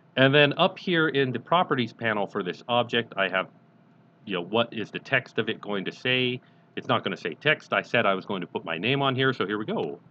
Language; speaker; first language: English; native; English